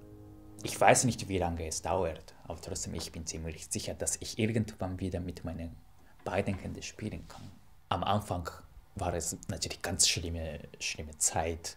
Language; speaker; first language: German; non-native, fluent; Japanese